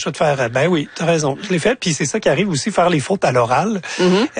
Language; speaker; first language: French; native; French